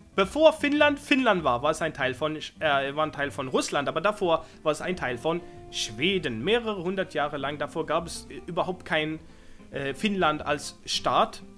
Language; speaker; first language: German; non-native, fluent; Swedish